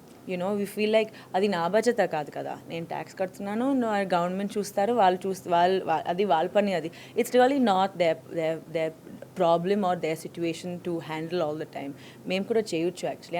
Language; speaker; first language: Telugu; non-native, fluent; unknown